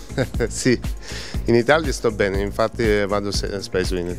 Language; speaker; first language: Italian; non-native, fluent; Russian